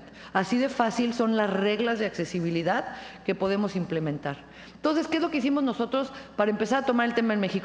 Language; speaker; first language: Spanish; native; Spanish